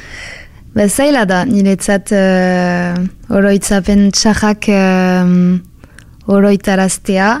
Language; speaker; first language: Basque; non-native, local second language; French